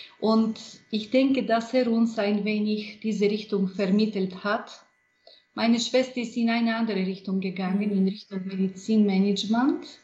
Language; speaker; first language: German; non-native, fluent; Bulgarian